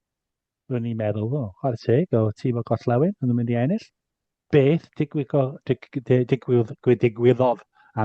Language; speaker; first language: Welsh; non-native, fluent; English